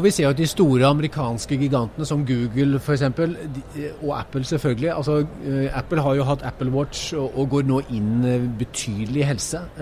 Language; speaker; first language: Norwegian; native; Norwegian